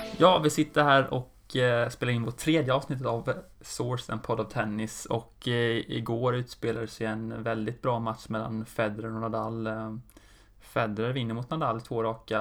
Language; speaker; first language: Swedish; native; Swedish